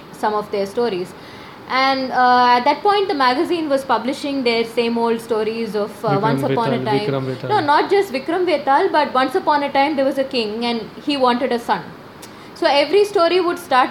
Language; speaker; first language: English; non-native, local second language; Malayalam